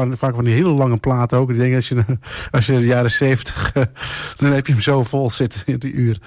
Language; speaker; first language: Dutch; native; Dutch